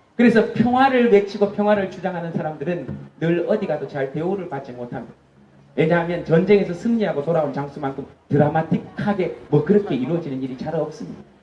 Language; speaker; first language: Korean; native; Korean